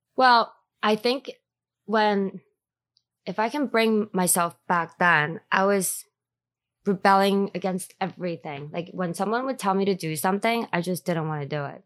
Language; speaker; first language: English; early bilingual, other home language; Korean